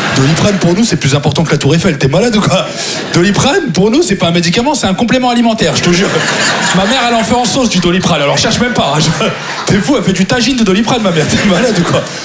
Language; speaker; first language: French; native; French